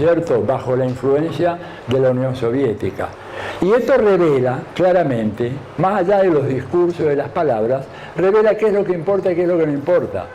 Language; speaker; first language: Spanish; native; Spanish